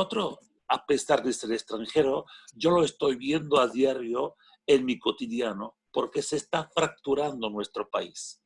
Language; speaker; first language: Spanish; non-native, fluent; French